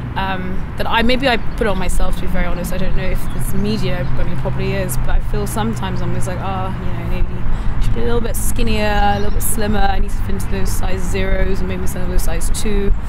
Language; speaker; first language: English; native; English